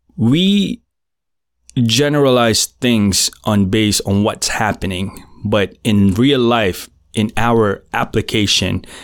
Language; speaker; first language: English; non-native, local second language; Filipino